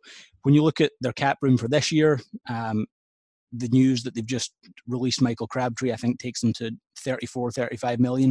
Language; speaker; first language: English; native; English